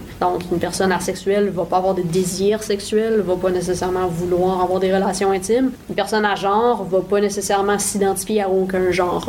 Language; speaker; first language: French; native; French